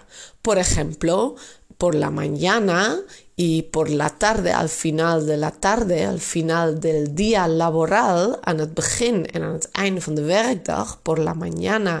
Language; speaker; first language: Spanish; non-native, fluent; Dutch